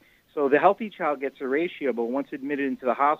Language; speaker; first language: English; native; English